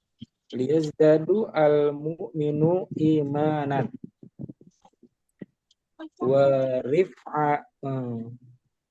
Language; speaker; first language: Arabic; non-native, learner; Indonesian